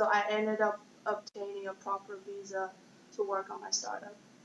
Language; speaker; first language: English; non-native, fluent; Chinese